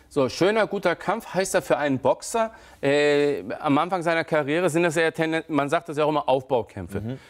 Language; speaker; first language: German; early bilingual, other home language; Turkish